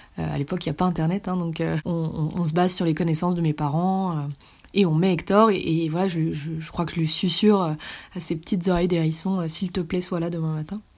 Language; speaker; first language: French; native; French